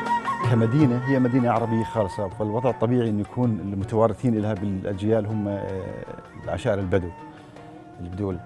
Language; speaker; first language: Arabic; native; Arabic